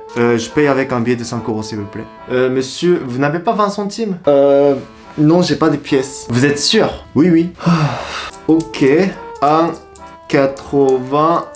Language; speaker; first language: French; non-native, fluent; Japanese